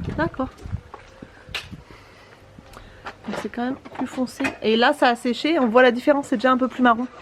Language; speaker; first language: French; native; French